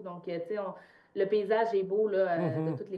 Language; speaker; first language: French; native; French